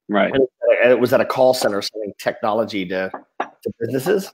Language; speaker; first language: English; native; English